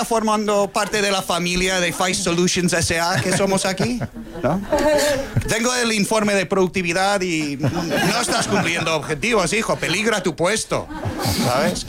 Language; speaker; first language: Spanish; non-native, fluent; English